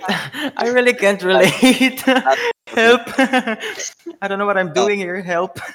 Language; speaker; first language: English; non-native, local second language; Filipino